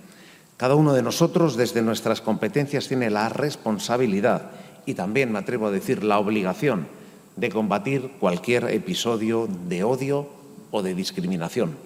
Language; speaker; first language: Spanish; native; Spanish